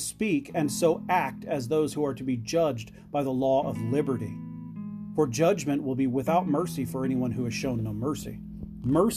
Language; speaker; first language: English; native; English